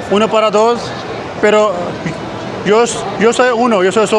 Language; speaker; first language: Spanish; non-native, learner; Hindi